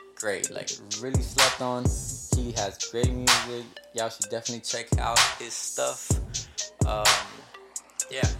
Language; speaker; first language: English; early bilingual, other home language; Spanish